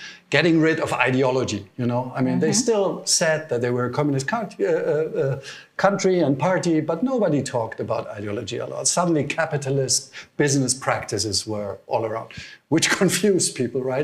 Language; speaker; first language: English; non-native, fluent; German